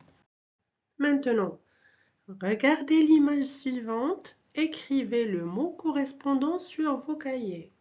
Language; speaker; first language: French; non-native, local second language; Arabic